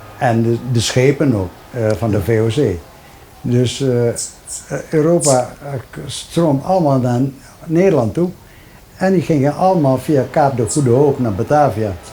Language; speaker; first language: Dutch; early bilingual, other home language; Javanese